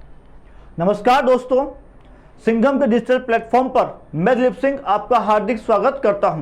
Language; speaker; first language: Hindi; native; Hindi